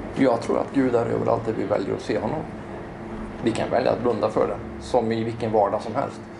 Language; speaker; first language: Swedish; native; Swedish